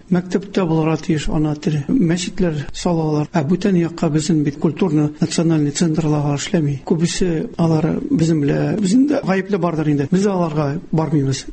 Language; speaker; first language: Tatar; native; Tatar